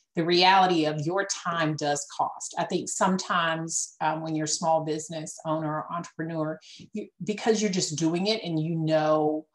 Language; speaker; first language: English; native; English